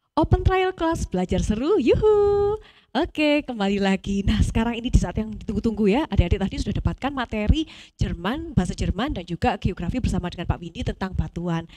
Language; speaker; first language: Indonesian; native; Indonesian